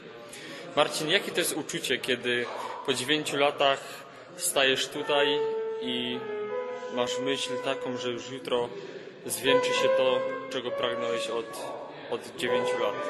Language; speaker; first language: Polish; native; Polish